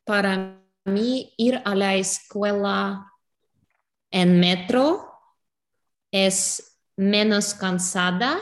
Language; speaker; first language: Spanish; non-native, learner; English